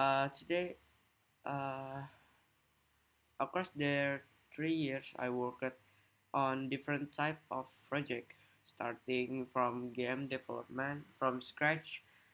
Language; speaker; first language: English; non-native, learner; Indonesian